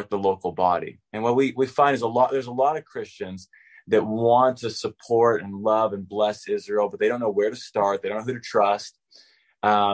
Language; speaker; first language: English; native; English